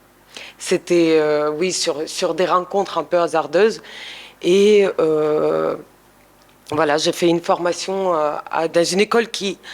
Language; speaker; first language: French; non-native, fluent; Russian